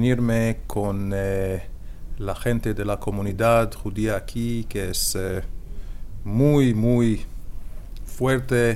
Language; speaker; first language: Spanish; non-native, learner; Hebrew